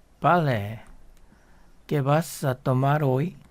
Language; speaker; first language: Spanish; non-native, fluent; Korean